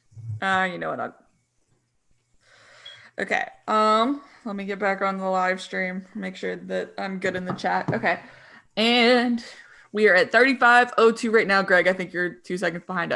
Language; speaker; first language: English; native; English